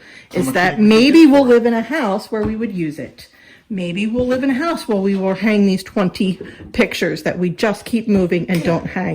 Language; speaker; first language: English; native; English